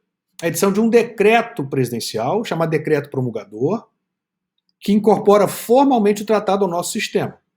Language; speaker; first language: Portuguese; native; Portuguese